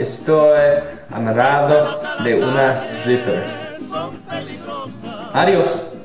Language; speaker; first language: Spanish; non-native, learner; English